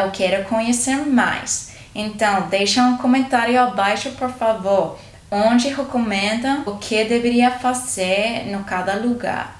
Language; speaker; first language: Portuguese; non-native, learner; English